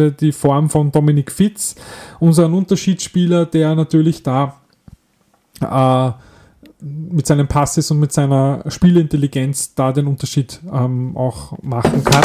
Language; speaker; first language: German; native; German